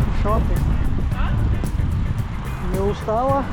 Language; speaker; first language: Ukrainian; non-native, learner; Georgian